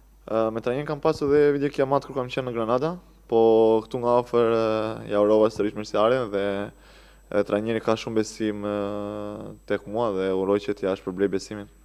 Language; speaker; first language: Albanian; native; Albanian